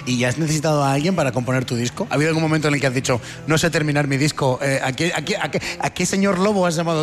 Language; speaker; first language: Spanish; native; Spanish